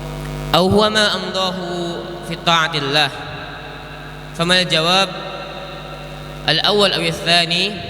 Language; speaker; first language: Arabic; non-native, learner; Indonesian